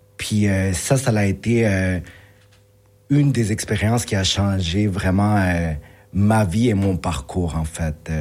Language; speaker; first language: French; early bilingual, other home language; Spanish